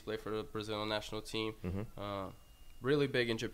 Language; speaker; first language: English; non-native, fluent; Portuguese